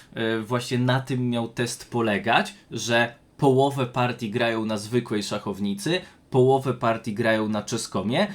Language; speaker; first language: Polish; native; Polish